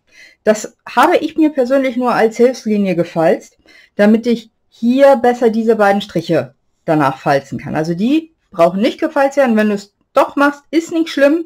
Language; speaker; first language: German; native; German